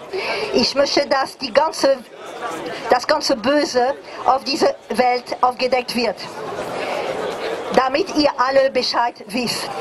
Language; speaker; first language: German; non-native, fluent; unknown